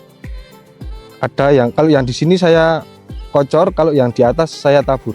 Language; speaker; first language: Indonesian; non-native, local second language; Javanese